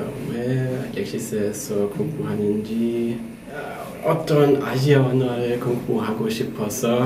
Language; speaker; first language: Korean; non-native, learner; German